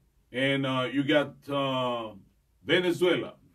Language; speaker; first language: English; non-native, fluent; Haitian Creole